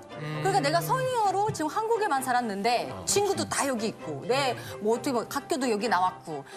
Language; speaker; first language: Korean; non-native, fluent; Uzbek